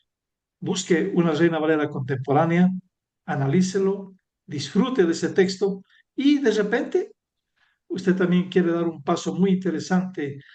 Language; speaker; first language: Spanish; native; Spanish